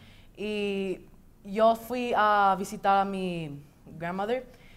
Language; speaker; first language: Spanish; early bilingual, heritage; Spanish